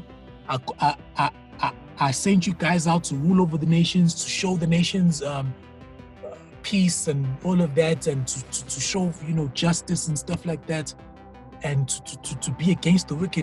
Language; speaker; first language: English; non-native, local second language; Zulu